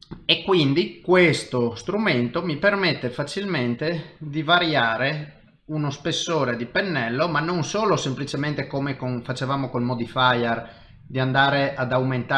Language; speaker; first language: Italian; native; Italian